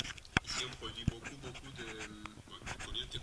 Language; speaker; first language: French; non-native, fluent; Spanish